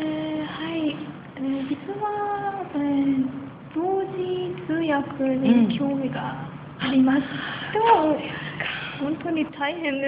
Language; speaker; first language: Japanese; non-native, learner; Persian